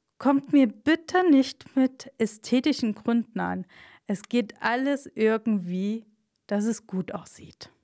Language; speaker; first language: German; non-native, fluent; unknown